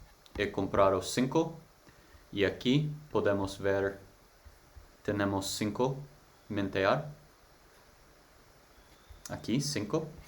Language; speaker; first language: Spanish; non-native, learner; English